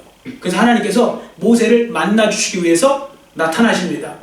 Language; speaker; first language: Korean; native; Korean